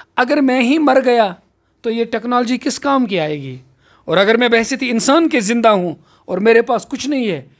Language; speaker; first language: Urdu; non-native, local second language; Kashmiri